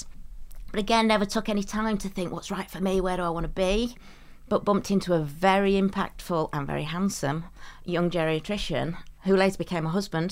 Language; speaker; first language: English; native; English